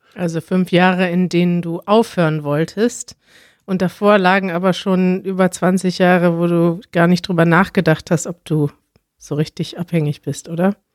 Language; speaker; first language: German; native; German